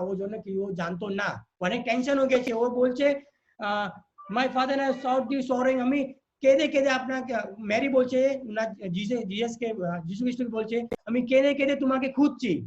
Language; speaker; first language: Bangla; non-native, learner; Hindi